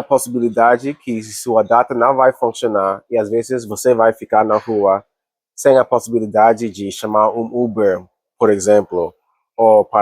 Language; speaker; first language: Portuguese; non-native, learner; English